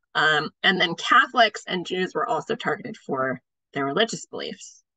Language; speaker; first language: English; native; English